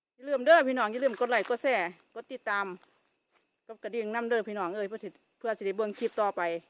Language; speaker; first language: Thai; native; Thai